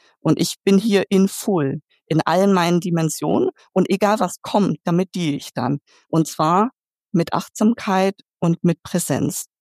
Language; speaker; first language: German; early bilingual, other home language; Vietnamese